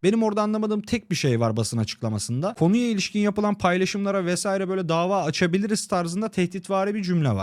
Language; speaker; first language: Turkish; native; Turkish